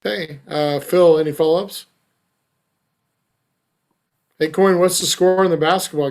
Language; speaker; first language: English; native; English